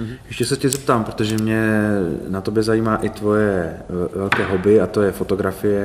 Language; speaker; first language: Czech; native; Czech